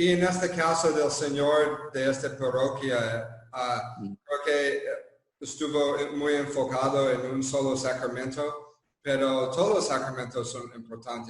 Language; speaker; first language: Spanish; non-native, fluent; English